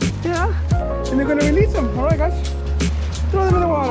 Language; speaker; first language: English; early bilingual, other home language; Spanish